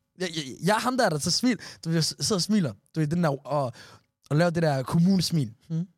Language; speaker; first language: Danish; early bilingual, other home language; Somali